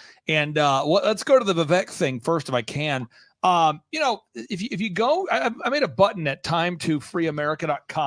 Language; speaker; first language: English; native; English